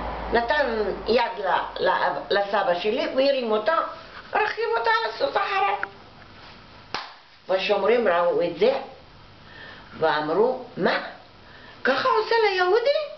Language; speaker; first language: Hebrew; non-native, fluent; Arabic